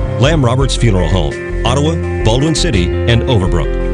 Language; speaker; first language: English; native; English